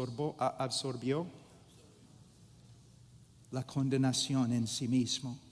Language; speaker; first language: Spanish; non-native, fluent; English